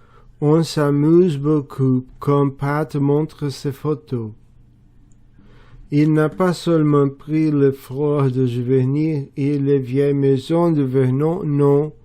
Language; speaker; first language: French; non-native, learner; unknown